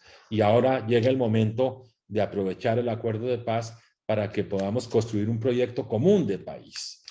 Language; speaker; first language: Spanish; native; Spanish